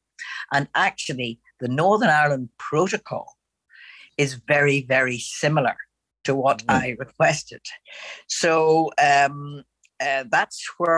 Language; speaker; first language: English; native; English